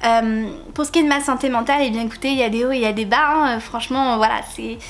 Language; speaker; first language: French; native; French